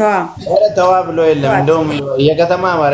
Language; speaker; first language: Amharic; non-native, local second language; Oromo